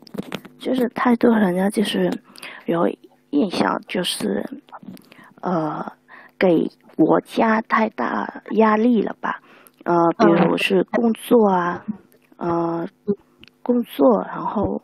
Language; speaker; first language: Chinese; non-native, learner; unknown